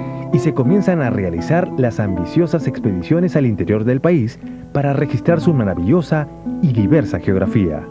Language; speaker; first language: Spanish; native; Spanish